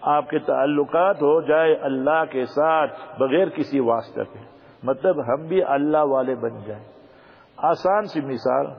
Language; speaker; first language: Urdu; early bilingual, heritage; Urdu